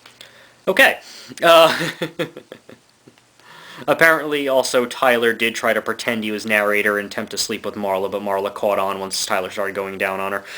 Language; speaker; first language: English; native; English